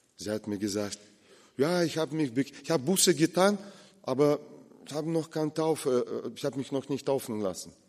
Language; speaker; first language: German; non-native, fluent; Russian